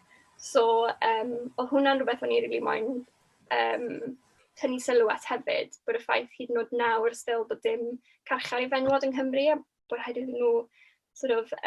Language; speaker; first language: Welsh; native; Welsh